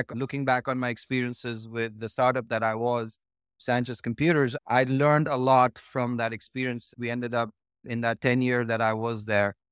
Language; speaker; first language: English; non-native, local second language; Hindi